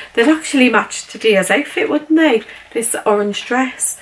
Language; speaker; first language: English; native; English